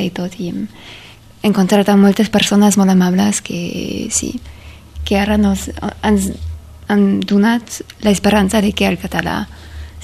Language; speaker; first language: Catalan; non-native, learner; German